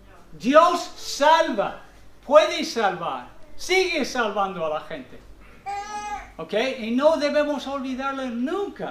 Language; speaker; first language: Spanish; non-native, fluent; English